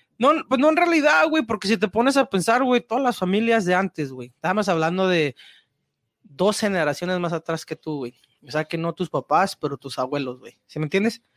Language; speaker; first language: Spanish; early bilingual, heritage; Spanish